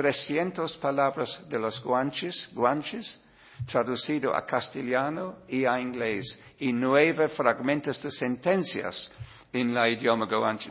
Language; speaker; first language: Spanish; non-native, learner; English